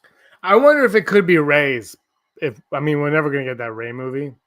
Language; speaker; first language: English; native; English